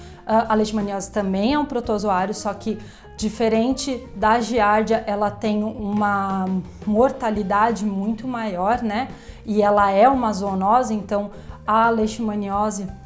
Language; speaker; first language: Portuguese; native; Portuguese